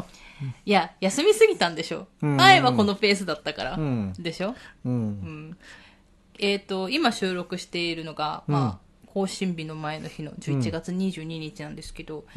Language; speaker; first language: Japanese; native; Japanese